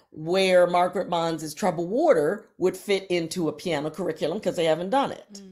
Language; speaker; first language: English; native; English